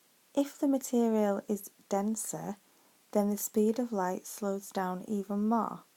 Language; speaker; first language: English; native; English